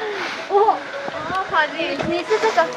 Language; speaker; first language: Korean; non-native, fluent; Cantonese